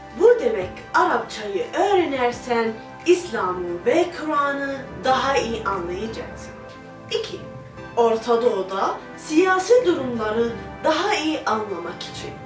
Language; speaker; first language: Turkish; non-native, learner; Arabic